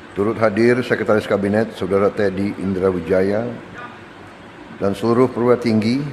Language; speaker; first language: Indonesian; native; Indonesian